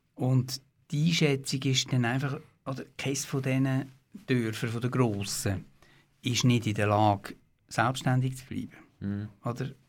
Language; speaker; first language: German; native; German